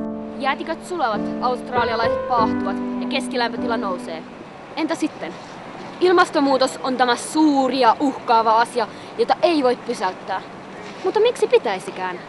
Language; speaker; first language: Finnish; native; Finnish